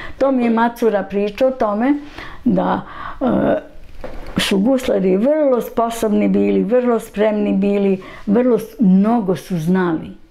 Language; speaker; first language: Serbian; native; Serbian